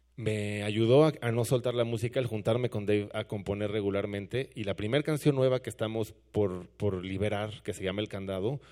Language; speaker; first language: Spanish; native; Spanish